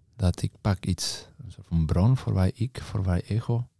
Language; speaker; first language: Dutch; non-native, fluent; Spanish